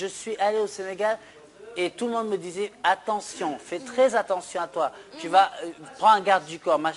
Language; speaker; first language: French; non-native, local second language; Wolof